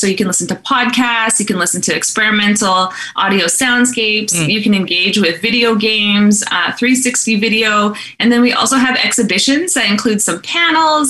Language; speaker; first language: English; native; English